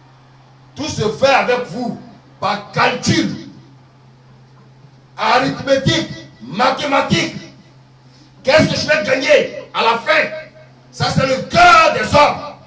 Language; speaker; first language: French; native; French